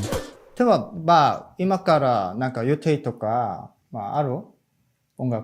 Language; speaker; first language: Japanese; non-native, fluent; Korean